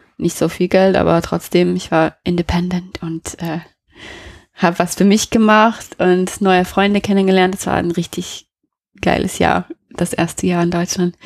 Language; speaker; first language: German; non-native, fluent; English